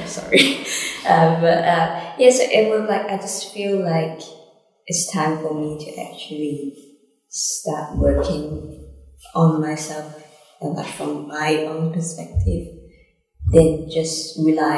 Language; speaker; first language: English; non-native, local second language; Cantonese